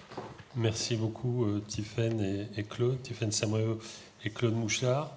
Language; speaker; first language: French; native; French